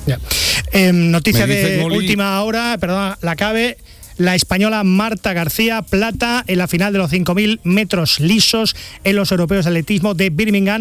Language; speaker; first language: Spanish; native; Spanish